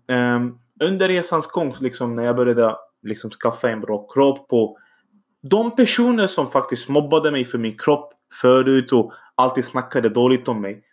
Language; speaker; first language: Swedish; early bilingual, other home language; Arabic